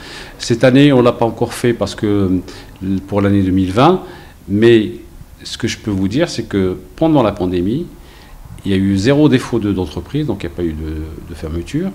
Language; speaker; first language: French; non-native, local second language; Arabic